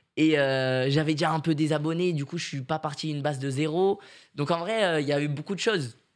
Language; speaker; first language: French; native; French